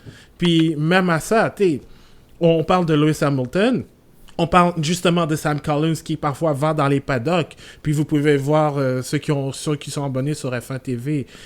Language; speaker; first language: French; native; French